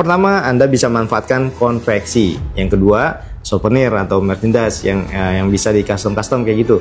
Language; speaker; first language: Indonesian; native; Indonesian